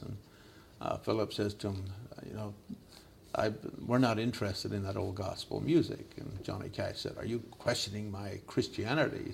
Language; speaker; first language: English; native; English